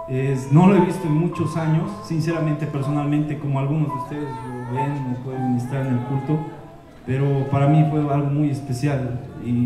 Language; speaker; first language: Spanish; native; Spanish